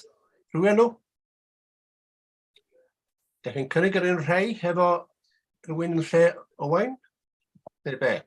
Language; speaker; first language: Welsh; native; Welsh